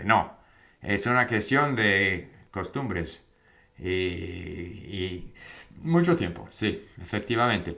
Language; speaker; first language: Spanish; non-native, fluent; English